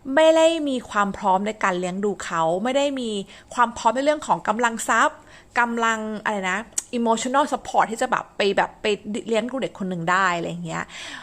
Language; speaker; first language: Thai; native; Thai